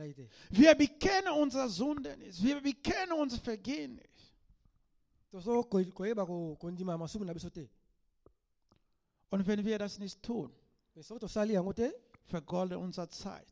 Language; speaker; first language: German; non-native, learner; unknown